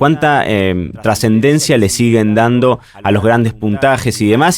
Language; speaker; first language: Spanish; native; Spanish